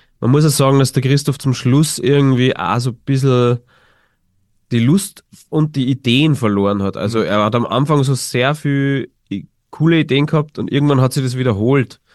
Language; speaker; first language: German; native; German